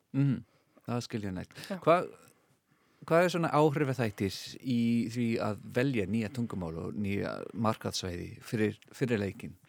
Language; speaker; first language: Icelandic; non-native, fluent; English